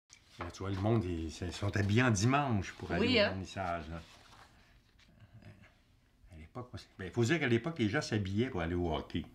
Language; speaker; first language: French; native; French